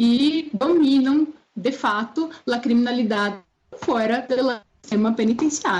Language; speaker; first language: Spanish; non-native, fluent; Portuguese